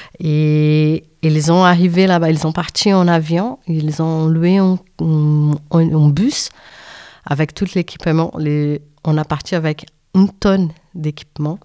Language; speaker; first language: French; non-native, fluent; Portuguese